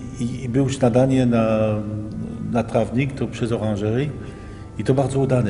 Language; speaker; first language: Polish; early bilingual, heritage; Polish